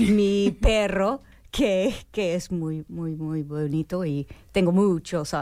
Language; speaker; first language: Spanish; non-native, learner; English